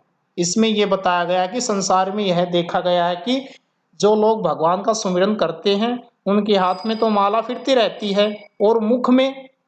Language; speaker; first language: Hindi; native; Hindi